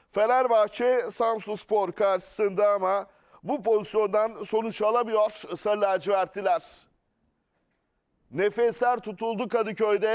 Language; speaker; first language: Turkish; native; Turkish